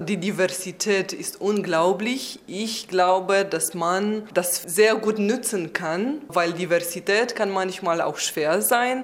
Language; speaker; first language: German; non-native, fluent; Romanian